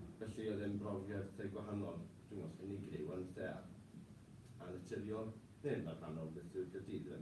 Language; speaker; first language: Welsh; non-native, local second language; English